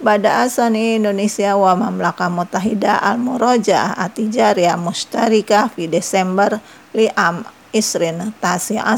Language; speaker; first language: Arabic; non-native, fluent; Indonesian